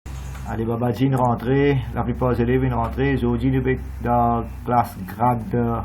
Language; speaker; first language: French; non-native, local second language; Morisyen